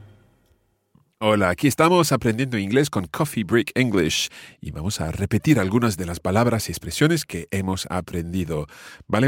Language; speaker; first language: Spanish; non-native, fluent; English